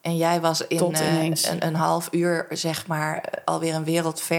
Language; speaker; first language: Dutch; native; Dutch